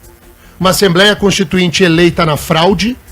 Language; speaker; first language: Portuguese; native; Portuguese